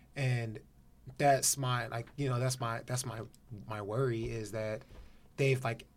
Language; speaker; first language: English; native; English